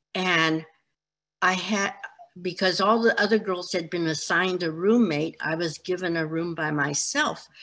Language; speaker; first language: English; native; English